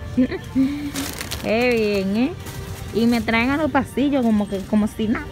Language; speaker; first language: Spanish; native; Spanish